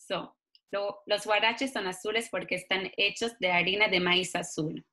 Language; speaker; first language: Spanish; non-native, fluent; Italian